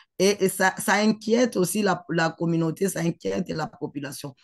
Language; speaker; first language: French; non-native, local second language; Swahili